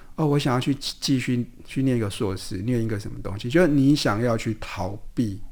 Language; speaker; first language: Chinese; native; Chinese